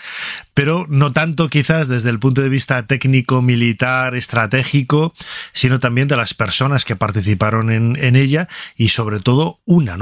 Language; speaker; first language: Spanish; native; Spanish